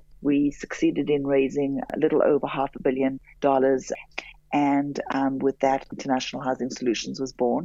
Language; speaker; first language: English; native; English